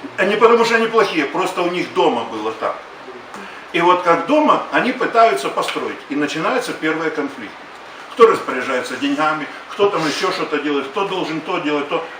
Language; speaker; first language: Russian; native; Russian